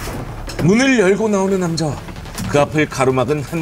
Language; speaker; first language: Korean; native; Korean